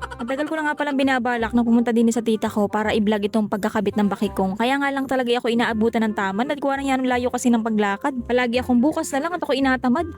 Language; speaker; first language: Filipino; native; Filipino